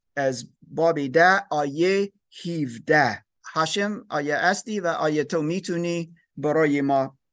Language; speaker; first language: Persian; non-native, learner; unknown